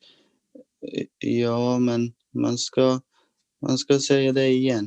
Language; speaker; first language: Swedish; non-native, fluent; Persian